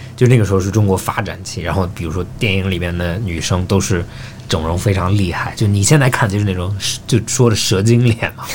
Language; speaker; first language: Chinese; early bilingual, heritage; Chinese